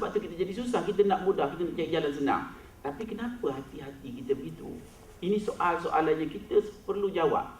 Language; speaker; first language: Malay; native; Malay